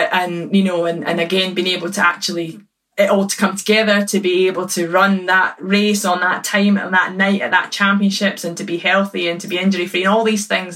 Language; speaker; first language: English; native; English